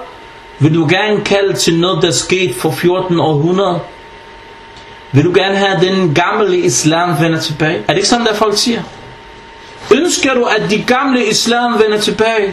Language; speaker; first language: Danish; early bilingual, other home language; Arabic